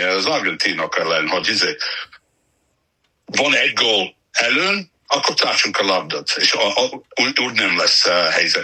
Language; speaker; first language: Hungarian; non-native, fluent; English